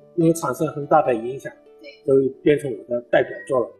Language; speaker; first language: Chinese; native; Chinese